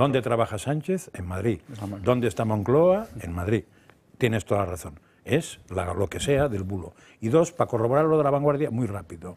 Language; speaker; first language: Spanish; native; Spanish